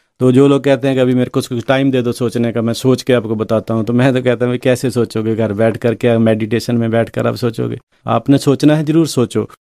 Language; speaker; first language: Hindi; non-native, local second language; Punjabi